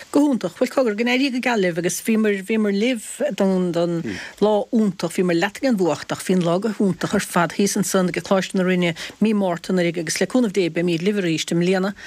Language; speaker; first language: Irish; native; Irish